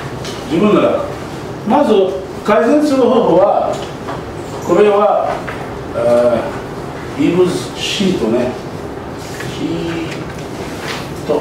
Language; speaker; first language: Japanese; non-native, learner; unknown